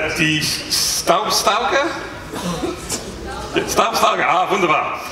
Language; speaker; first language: German; non-native, learner; English